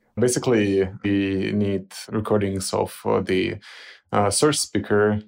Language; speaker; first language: English; non-native, fluent; Ukrainian